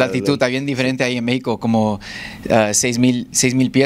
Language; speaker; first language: Spanish; early bilingual, heritage; Spanish